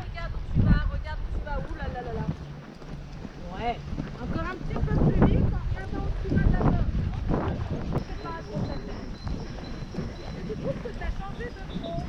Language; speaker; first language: French; native; French